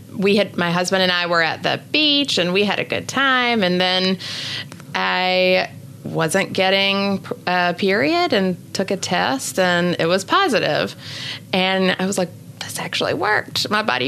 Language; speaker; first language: English; native; English